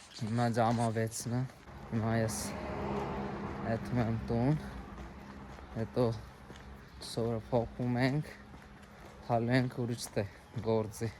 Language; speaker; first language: Armenian; non-native, learner; Hindi